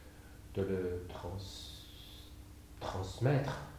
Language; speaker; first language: French; non-native, fluent; Chinese